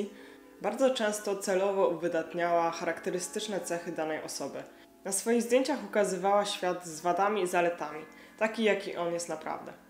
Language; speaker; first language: Polish; native; Polish